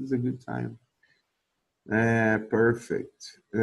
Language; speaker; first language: English; non-native, fluent; Portuguese